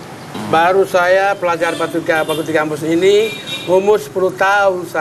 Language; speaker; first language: Indonesian; non-native, local second language; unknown